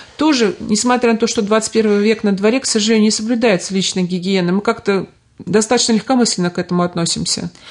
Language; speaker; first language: Russian; native; Russian